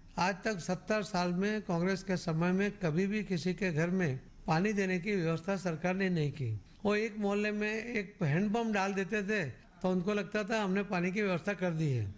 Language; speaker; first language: Hindi; non-native, local second language; Marathi